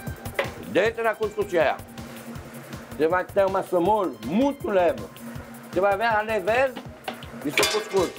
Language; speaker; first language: Portuguese; non-native, fluent; French